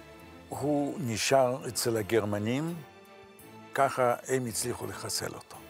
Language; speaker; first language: Hebrew; non-native, fluent; Yiddish